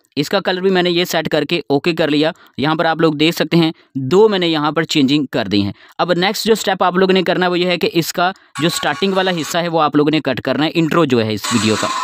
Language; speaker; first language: Urdu; non-native, local second language; Sindhi